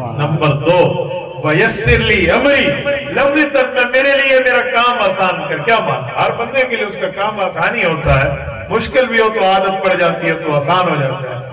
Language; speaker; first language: Urdu; non-native, local second language; Saraiki